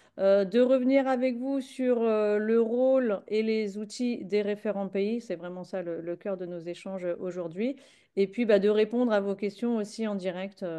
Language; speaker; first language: French; native; French